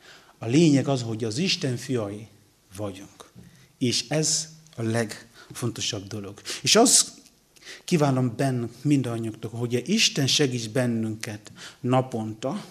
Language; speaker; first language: Hungarian; non-native, learner; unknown